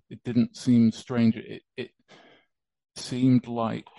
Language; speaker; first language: English; native; English